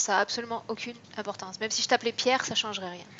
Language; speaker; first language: French; native; French